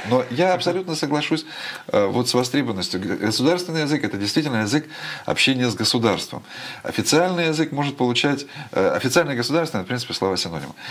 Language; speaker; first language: Russian; native; Russian